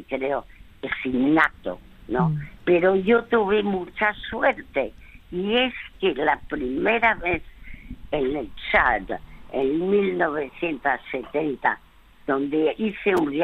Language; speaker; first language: Spanish; early bilingual, other home language; French